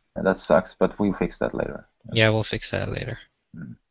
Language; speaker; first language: English; early bilingual, other home language; Polish